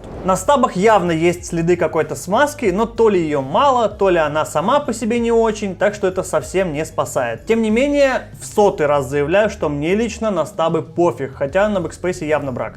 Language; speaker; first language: Russian; native; Russian